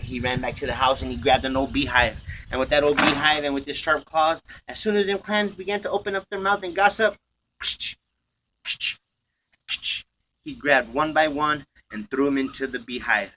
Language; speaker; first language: English; native; English